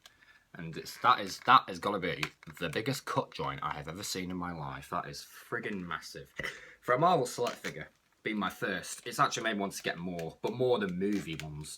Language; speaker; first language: English; native; English